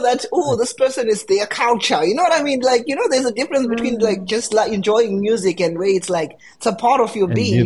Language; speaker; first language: English; non-native, local second language; Shona